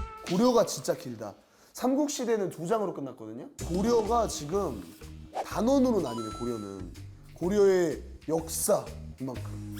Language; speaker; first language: Korean; native; Korean